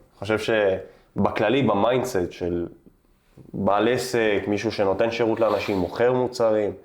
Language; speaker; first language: Hebrew; native; Hebrew